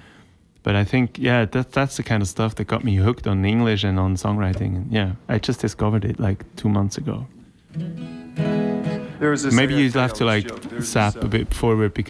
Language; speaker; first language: English; non-native, fluent; Swiss German